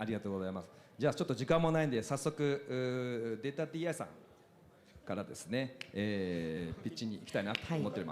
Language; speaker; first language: Japanese; native; Japanese